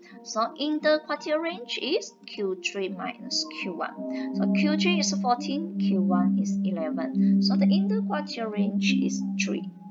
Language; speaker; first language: English; non-native, local second language; Chinese